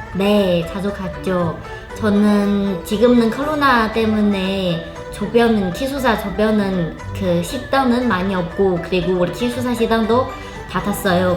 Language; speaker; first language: Korean; non-native, learner; Chinese